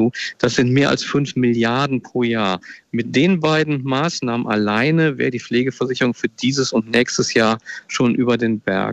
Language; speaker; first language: German; native; German